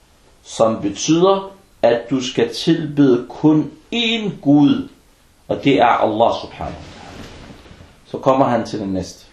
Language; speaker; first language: Danish; non-native, fluent; Arabic